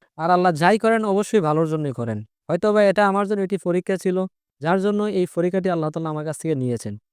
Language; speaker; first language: Bangla; native; Bangla